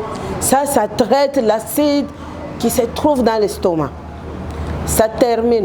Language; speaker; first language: French; non-native, local second language; Lingala